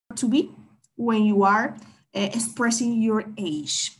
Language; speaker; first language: English; non-native, fluent; Spanish